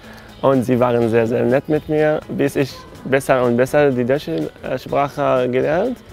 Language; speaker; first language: German; non-native, learner; Arabic